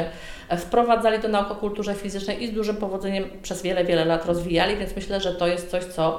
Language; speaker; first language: Polish; native; Polish